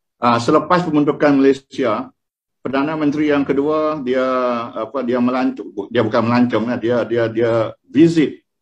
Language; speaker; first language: Malay; non-native, local second language; Iban